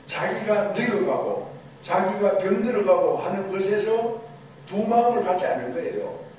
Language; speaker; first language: Korean; native; Korean